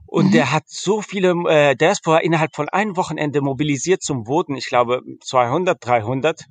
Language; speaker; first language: German; early bilingual, heritage; Arabic